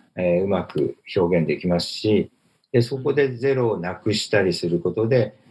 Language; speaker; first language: Japanese; native; Japanese